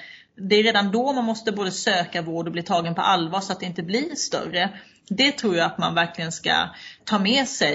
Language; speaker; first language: Swedish; native; Swedish